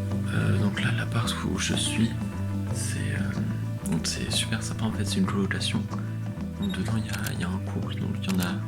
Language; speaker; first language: French; native; French